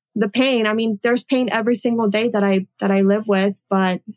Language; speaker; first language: English; early bilingual, other home language; Polish